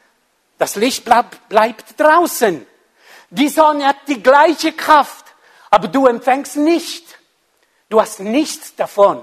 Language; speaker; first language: German; non-native, fluent; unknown